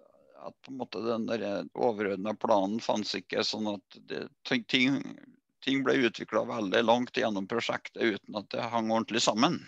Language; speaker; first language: Norwegian; native; Norwegian